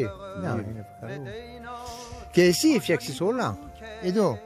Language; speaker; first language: Greek; non-native, learner; French